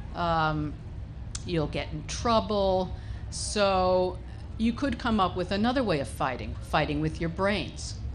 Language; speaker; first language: English; native; English